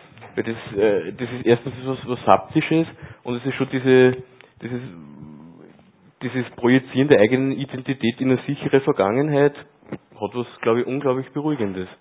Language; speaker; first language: German; native; German